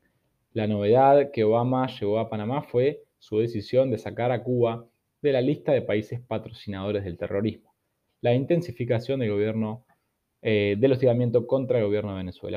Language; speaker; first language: Spanish; native; Spanish